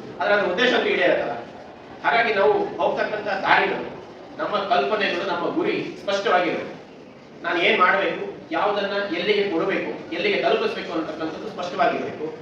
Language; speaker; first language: Kannada; non-native, local second language; Kodava